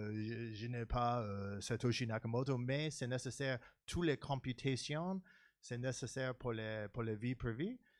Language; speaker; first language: French; non-native, learner; English